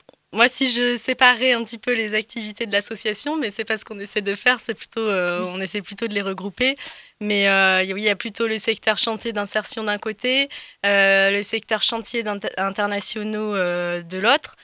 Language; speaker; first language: French; native; French